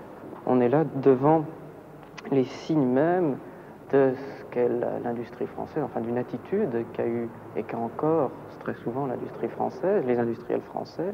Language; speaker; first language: French; native; French